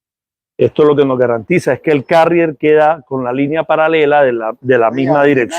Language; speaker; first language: Spanish; native; Spanish